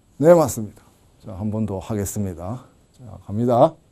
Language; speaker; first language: Korean; native; Korean